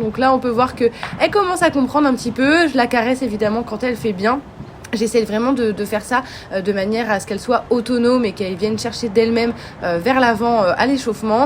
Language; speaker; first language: French; native; French